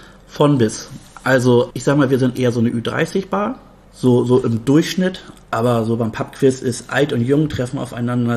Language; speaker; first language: German; native; German